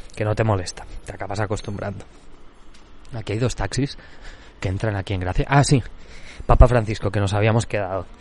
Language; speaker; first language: Spanish; non-native, local second language; Catalan